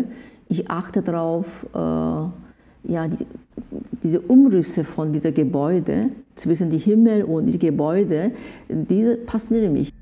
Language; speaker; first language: German; non-native, fluent; Korean